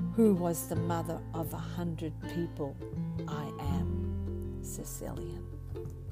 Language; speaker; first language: English; native; English